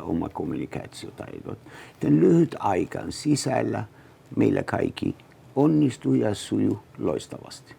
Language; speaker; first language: Finnish; non-native, learner; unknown